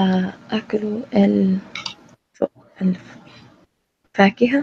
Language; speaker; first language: Arabic; non-native, learner; English